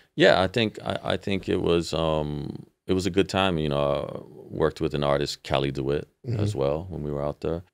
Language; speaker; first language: English; native; English